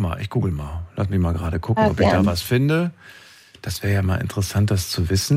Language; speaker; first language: German; native; German